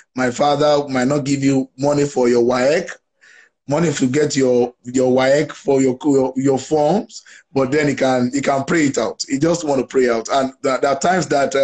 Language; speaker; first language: English; non-native, local second language; Yoruba